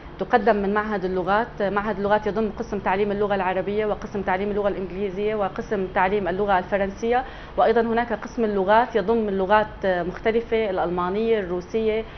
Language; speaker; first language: Arabic; native; Arabic